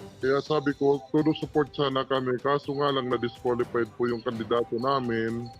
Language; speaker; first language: Filipino; non-native, local second language; Waray